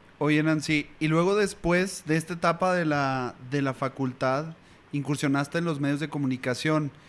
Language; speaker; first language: Spanish; native; Spanish